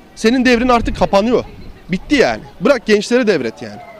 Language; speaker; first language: Turkish; native; Turkish